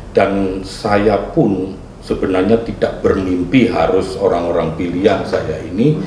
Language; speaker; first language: Indonesian; native; Indonesian